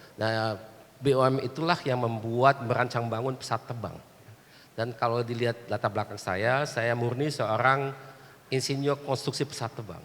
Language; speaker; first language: Indonesian; early bilingual, heritage; Indonesian